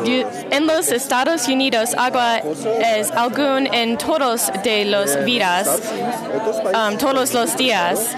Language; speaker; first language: Spanish; non-native, learner; English